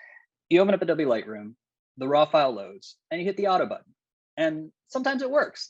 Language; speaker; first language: English; native; English